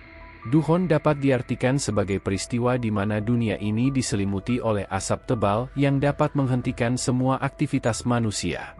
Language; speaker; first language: Indonesian; native; Indonesian